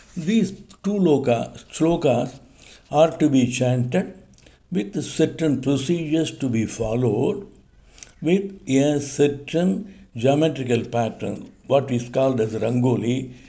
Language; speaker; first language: English; non-native, local second language; Tamil